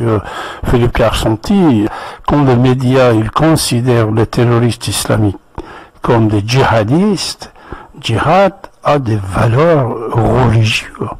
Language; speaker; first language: French; non-native, fluent; Persian